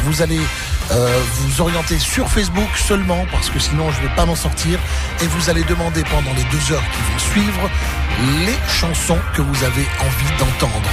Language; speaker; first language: French; native; French